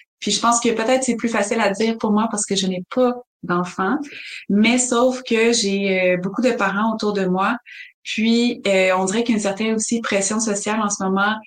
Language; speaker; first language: French; native; French